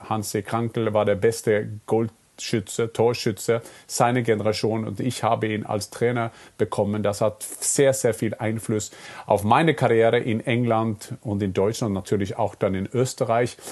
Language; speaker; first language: German; non-native, fluent; Norwegian